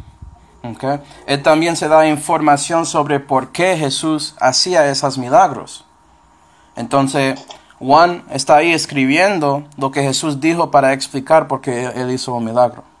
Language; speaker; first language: Spanish; non-native, fluent; English